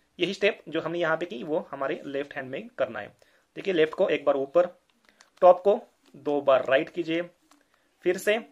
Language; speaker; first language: Hindi; non-native, local second language; Marathi